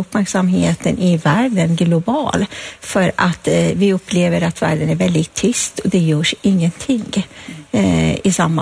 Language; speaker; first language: Swedish; non-native, fluent; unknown